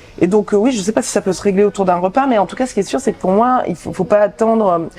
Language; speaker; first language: French; native; French